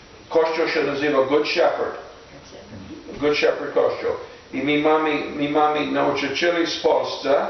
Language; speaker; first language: Polish; non-native, learner; English